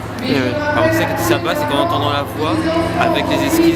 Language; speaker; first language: French; native; French